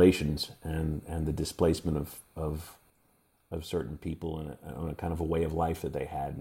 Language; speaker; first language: English; native; English